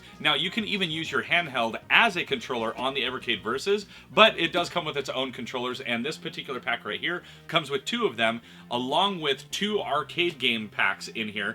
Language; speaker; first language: English; native; English